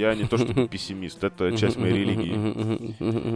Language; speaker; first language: Russian; native; Russian